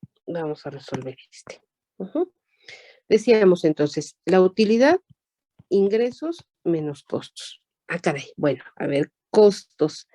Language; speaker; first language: Spanish; native; Spanish